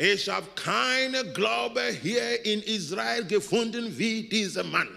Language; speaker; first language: German; non-native, learner; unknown